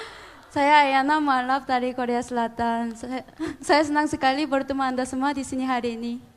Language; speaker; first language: Indonesian; non-native, fluent; Korean